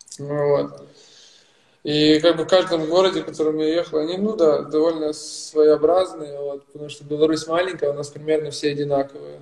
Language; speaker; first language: Russian; native; Russian